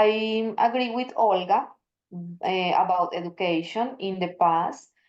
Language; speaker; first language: English; non-native, learner; Spanish